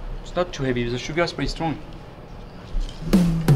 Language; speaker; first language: English; non-native, fluent; French